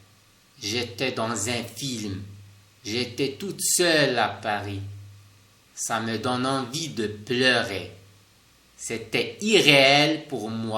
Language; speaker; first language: French; non-native, fluent; Spanish